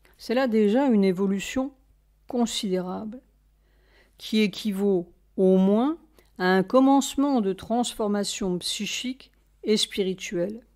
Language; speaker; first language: French; native; French